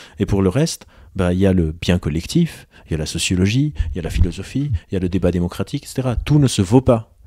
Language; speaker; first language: French; non-native, local second language; Arabic